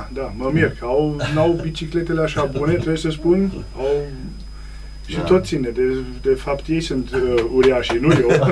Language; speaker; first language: Romanian; non-native, local second language; German